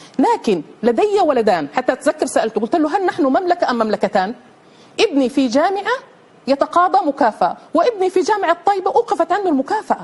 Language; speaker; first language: Arabic; native; Arabic